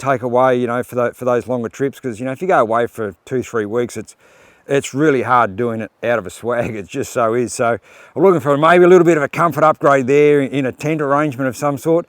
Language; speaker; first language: English; native; English